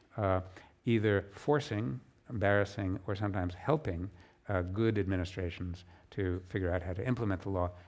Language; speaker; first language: English; native; English